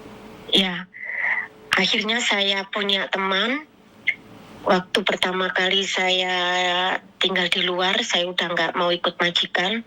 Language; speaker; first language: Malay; non-native, local second language; Javanese